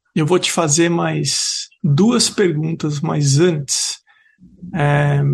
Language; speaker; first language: Portuguese; native; Portuguese